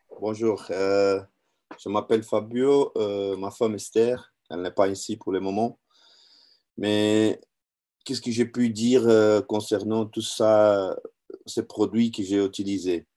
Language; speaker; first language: French; non-native, learner; Portuguese